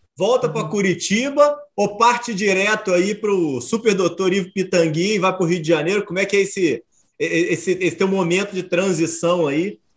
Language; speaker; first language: Portuguese; native; Portuguese